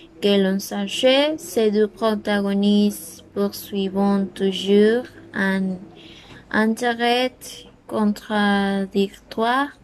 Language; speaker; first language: French; non-native, learner; Spanish